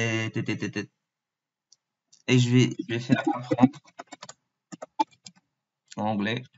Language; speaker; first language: French; non-native, local second language; Arabic